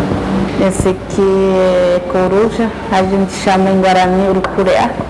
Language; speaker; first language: Portuguese; non-native, local second language; Guarani